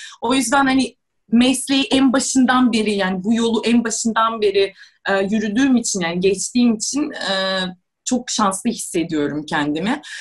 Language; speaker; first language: Turkish; non-native, fluent; Russian